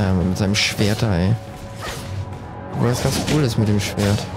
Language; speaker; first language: German; native; German